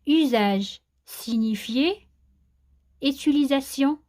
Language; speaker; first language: French; non-native, local second language; Arabic